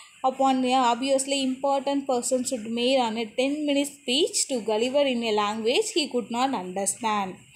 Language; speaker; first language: English; non-native, local second language; Tamil